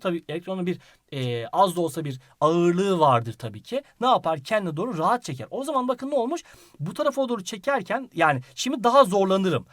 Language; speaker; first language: Turkish; native; Turkish